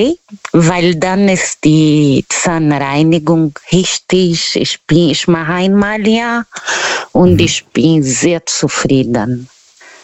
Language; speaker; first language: German; non-native, fluent; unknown